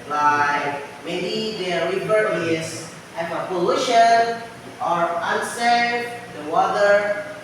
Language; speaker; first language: English; non-native, learner; Indonesian